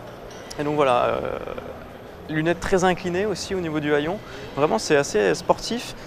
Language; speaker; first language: French; native; French